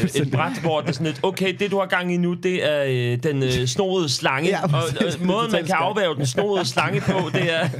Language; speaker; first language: Danish; native; Danish